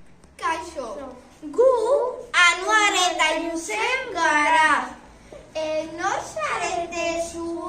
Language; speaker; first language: Basque; non-native, learner; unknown